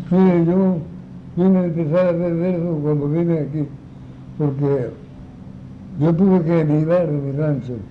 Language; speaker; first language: Spanish; native; Spanish